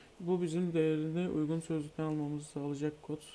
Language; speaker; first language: Turkish; native; Turkish